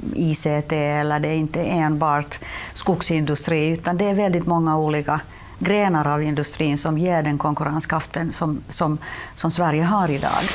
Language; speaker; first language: Swedish; non-native, local second language; Finnish